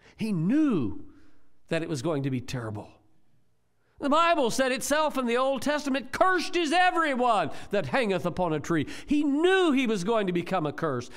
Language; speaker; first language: English; native; English